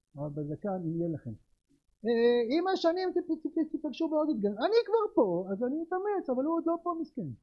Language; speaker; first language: Hebrew; native; Hebrew